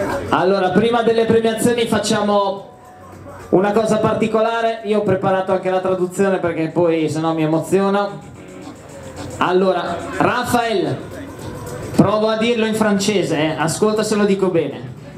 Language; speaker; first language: Italian; native; Italian